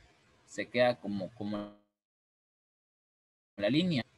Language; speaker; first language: Spanish; native; Spanish